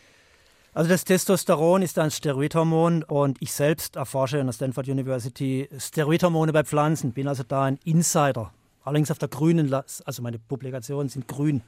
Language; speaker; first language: German; native; German